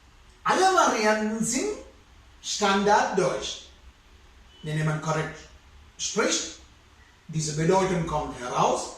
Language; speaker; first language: German; non-native, fluent; Sinhala